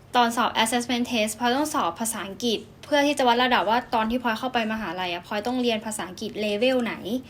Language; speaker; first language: Thai; native; Thai